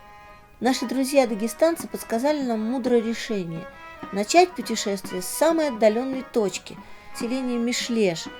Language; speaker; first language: Russian; native; Russian